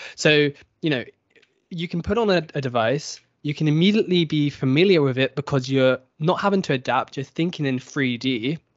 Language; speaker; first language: English; native; English